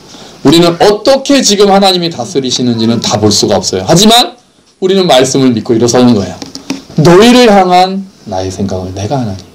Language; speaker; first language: Korean; native; Korean